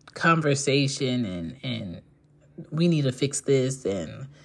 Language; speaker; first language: English; native; English